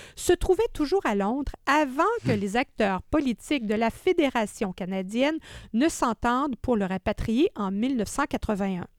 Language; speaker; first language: French; native; French